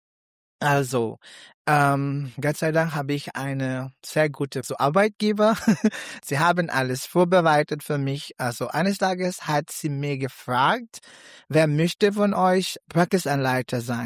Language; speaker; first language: German; non-native, learner; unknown